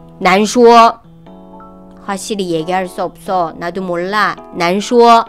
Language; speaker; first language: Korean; non-native, fluent; Chinese